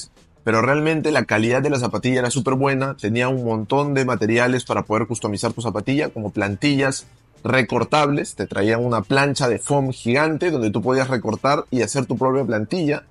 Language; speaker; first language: Spanish; native; Spanish